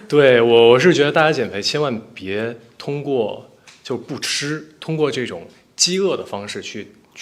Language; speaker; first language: Chinese; native; Chinese